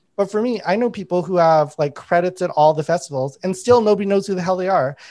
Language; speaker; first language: English; native; English